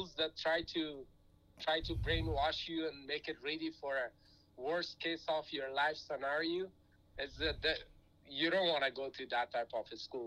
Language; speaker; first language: English; non-native, fluent; Persian